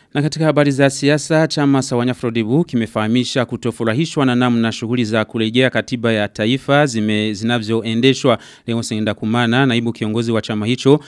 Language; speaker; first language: Swahili; non-native, local second language; Rundi